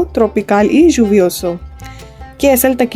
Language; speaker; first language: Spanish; non-native, fluent; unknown